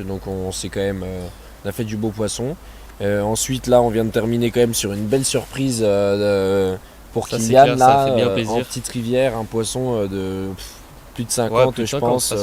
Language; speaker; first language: French; native; French